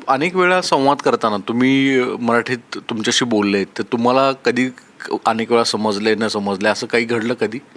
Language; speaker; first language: Marathi; native; Marathi